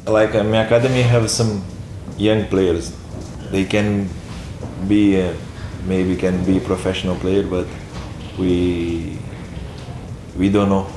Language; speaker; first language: English; non-native, learner; Portuguese